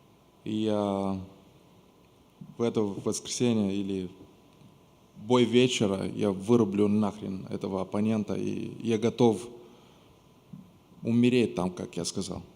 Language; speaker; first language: Russian; non-native, local second language; Romanian